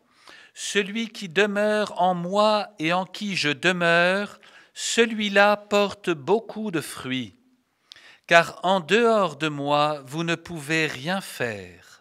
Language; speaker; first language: French; native; French